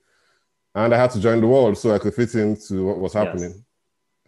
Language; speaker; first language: English; non-native, local second language; Igbo